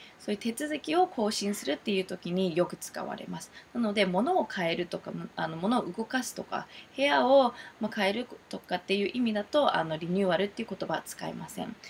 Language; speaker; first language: Japanese; early bilingual, heritage; Japanese